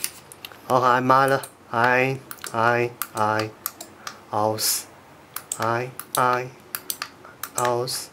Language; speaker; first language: German; non-native, learner; Chinese